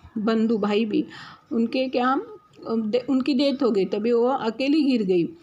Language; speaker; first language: Hindi; non-native, local second language; Marathi